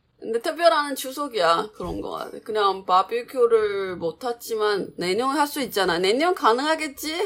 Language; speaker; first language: Korean; non-native, fluent; Chinese